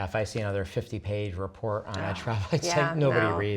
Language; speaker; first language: English; native; English